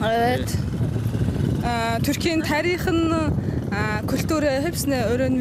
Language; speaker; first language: Turkish; non-native, learner; Mongolian